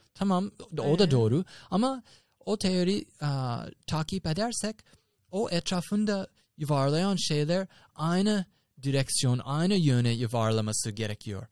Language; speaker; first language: Turkish; non-native, fluent; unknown